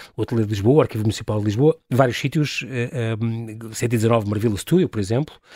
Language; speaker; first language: Portuguese; native; Portuguese